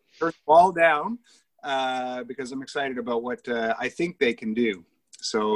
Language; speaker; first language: English; native; English